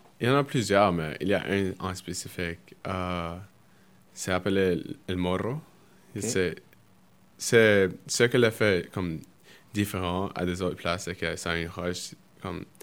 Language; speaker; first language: French; early bilingual, other home language; Spanish